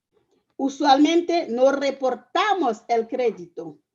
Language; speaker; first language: Spanish; non-native, fluent; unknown